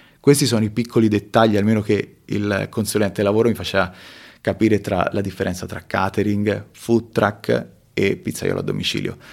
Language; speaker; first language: Italian; early bilingual, other home language; Spanish